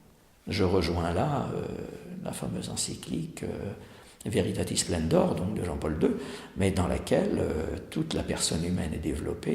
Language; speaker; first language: French; native; French